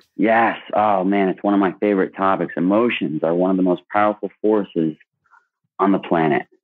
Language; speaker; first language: English; native; English